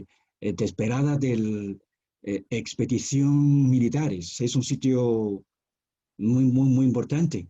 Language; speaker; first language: Spanish; non-native, fluent; Chinese